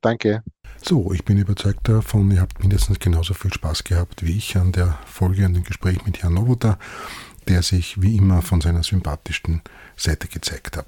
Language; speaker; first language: German; native; German